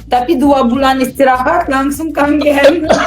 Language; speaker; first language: Indonesian; non-native, fluent; Russian